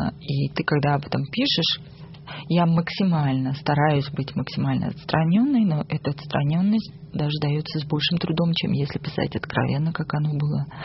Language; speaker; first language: Russian; non-native, local second language; Armenian